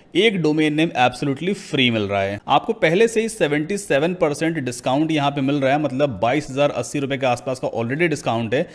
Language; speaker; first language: Hindi; native; Hindi